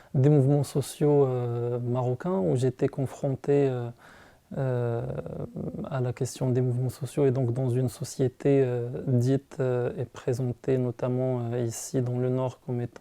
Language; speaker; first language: French; non-native, local second language; Arabic